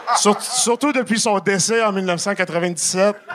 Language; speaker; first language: French; native; French